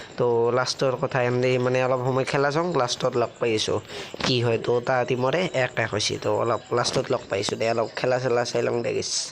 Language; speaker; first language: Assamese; native; Assamese